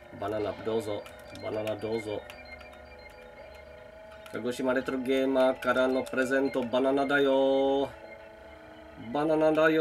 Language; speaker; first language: Japanese; non-native, learner; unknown